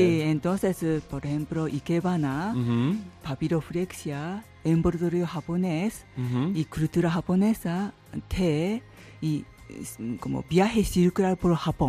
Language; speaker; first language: Spanish; non-native, learner; Japanese